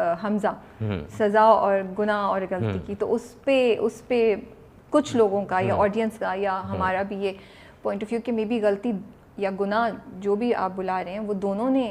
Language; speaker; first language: Urdu; native; Urdu